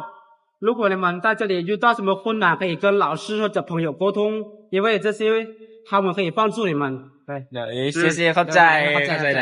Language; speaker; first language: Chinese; non-native, fluent; Lao